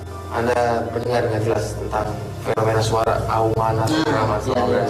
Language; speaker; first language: Indonesian; native; Indonesian